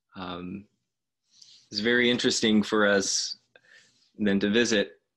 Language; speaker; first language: English; native; English